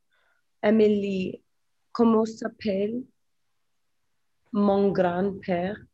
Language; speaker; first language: French; non-native, learner; English